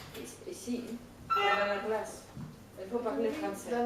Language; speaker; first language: French; non-native, learner; Spanish